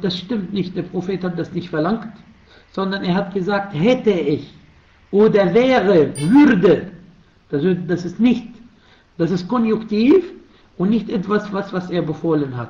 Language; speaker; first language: German; non-native, fluent; Arabic